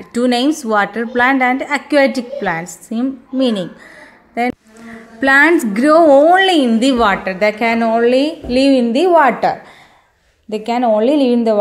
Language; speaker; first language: English; non-native, local second language; Malayalam